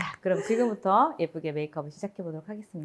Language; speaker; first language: Korean; native; Korean